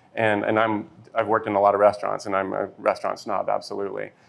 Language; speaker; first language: English; native; English